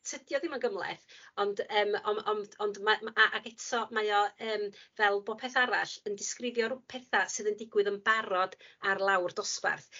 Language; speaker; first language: Welsh; native; Welsh